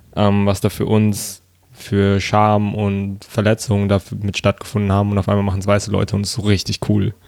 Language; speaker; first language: German; native; German